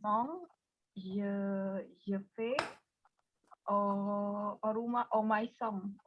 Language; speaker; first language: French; non-native, learner; Indonesian